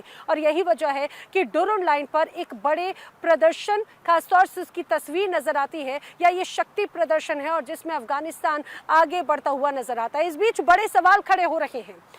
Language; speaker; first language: Hindi; native; Hindi